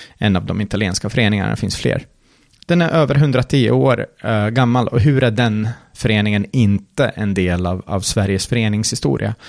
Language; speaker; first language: Swedish; early bilingual, other home language; Serbian